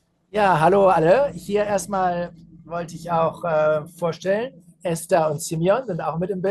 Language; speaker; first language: German; native; German